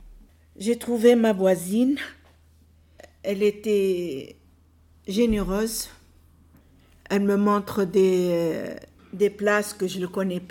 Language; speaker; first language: French; non-native, learner; Arabic